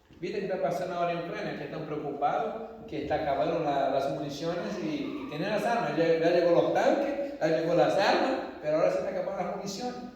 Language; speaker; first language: Spanish; non-native, fluent; Portuguese